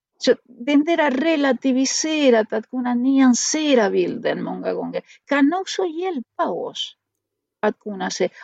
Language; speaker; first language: Swedish; non-native, fluent; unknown